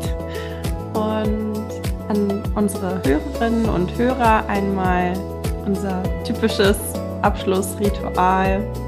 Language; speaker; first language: German; native; German